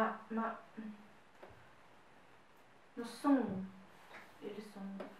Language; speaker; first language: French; non-native, learner; Russian